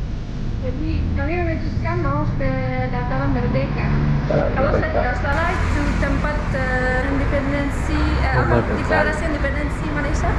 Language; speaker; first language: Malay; non-native, fluent; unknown